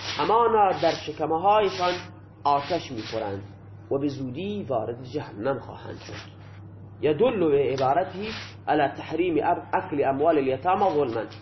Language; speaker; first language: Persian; non-native, local second language; Baluchi